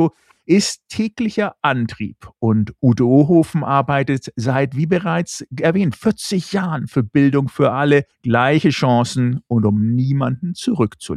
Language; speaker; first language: German; native; German